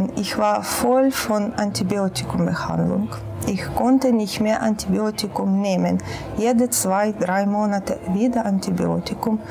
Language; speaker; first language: German; non-native, fluent; Russian